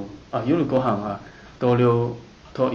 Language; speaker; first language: Japanese; non-native, learner; Chinese